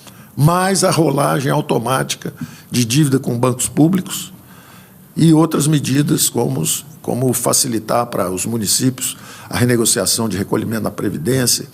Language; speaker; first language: Portuguese; native; Portuguese